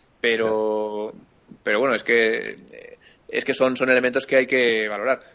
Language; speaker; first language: Spanish; native; Spanish